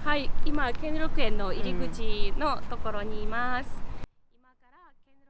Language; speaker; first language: Japanese; non-native, fluent; Russian